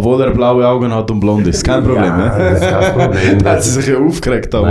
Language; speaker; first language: German; native; German